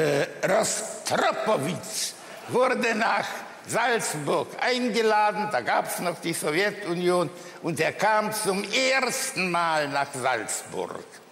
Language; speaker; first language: German; early bilingual, other home language; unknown